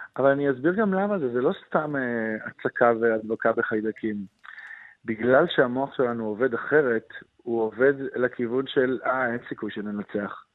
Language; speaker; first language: Hebrew; native; Hebrew